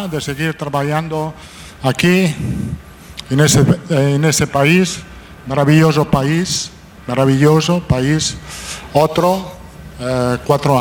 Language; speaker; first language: Portuguese; non-native, fluent; Italian